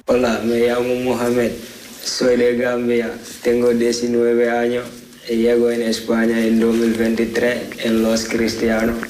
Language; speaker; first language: Spanish; non-native, learner; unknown